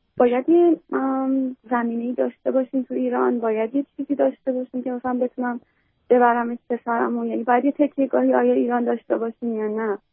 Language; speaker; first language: Persian; native; Persian